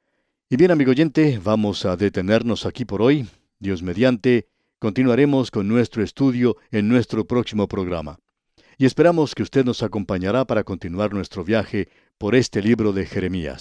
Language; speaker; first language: Spanish; native; Spanish